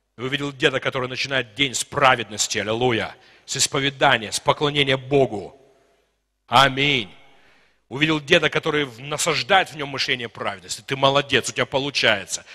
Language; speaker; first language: Russian; non-native, local second language; Ukrainian